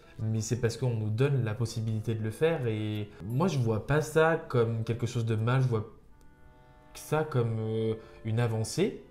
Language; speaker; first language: French; native; French